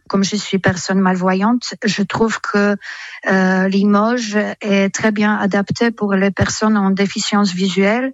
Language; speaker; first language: French; non-native, fluent; Polish